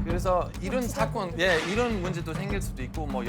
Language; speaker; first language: Korean; non-native, fluent; German